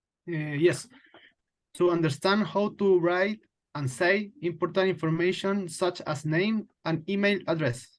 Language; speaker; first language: English; non-native, learner; Spanish